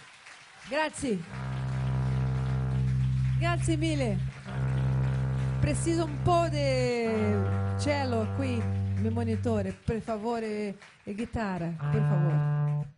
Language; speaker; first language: Italian; non-native, learner; Portuguese